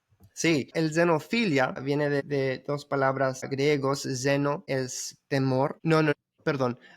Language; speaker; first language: Spanish; early bilingual, heritage; Spanish